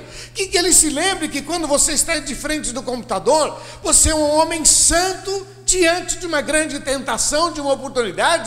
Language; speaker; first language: Portuguese; native; Portuguese